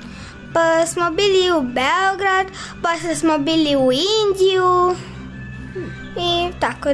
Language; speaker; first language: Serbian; early bilingual, heritage; Serbian